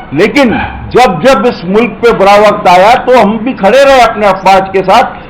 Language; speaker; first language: Urdu; non-native, local second language; Sindhi